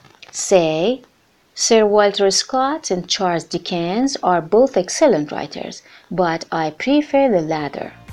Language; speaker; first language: English; non-native, fluent; Persian